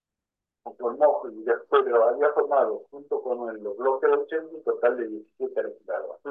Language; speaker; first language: Spanish; native; Spanish